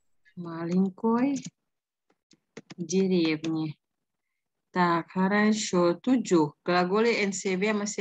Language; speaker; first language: Russian; non-native, fluent; Indonesian